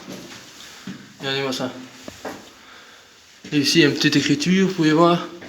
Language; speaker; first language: French; native; French